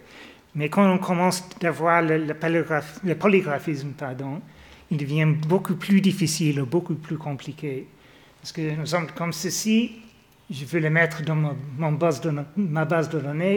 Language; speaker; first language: French; non-native, fluent; English